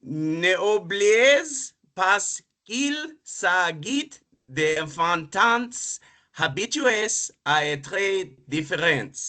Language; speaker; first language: French; non-native, learner; English